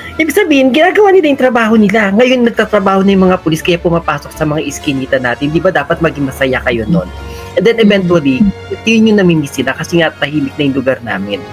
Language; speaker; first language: Filipino; native; Filipino